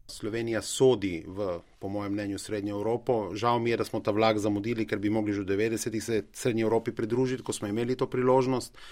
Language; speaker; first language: Slovenian; native; Slovenian